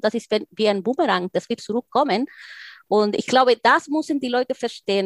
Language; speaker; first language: German; non-native, fluent; Spanish